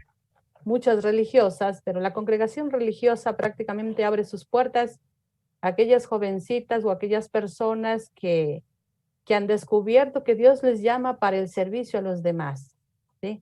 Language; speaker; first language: Spanish; native; Spanish